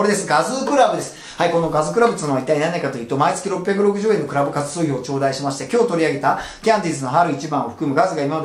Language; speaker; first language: Japanese; native; Japanese